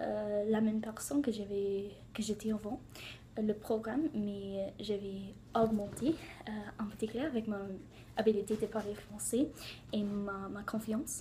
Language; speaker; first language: French; non-native, learner; English